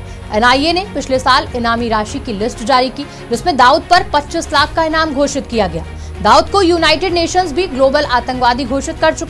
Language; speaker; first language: Hindi; native; Hindi